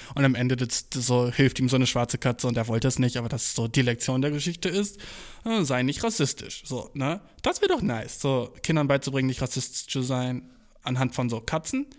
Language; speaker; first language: German; early bilingual, other home language; Turkish